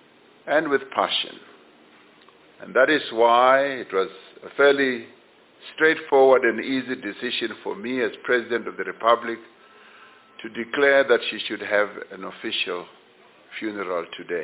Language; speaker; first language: English; non-native, local second language; Venda